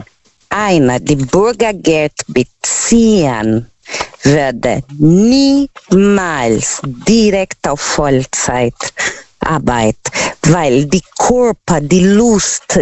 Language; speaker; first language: German; non-native, learner; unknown